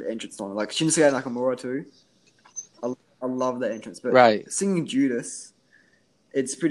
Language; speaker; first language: English; native; English